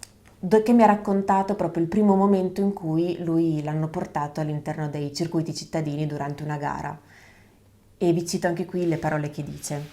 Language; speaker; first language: Italian; native; Italian